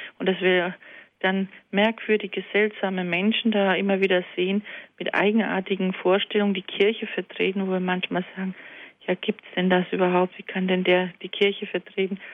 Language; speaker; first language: German; early bilingual, other home language; Croatian